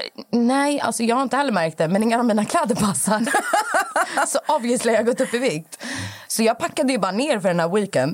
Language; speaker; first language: Swedish; native; Swedish